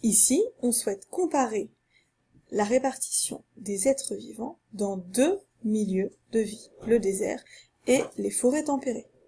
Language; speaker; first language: French; native; French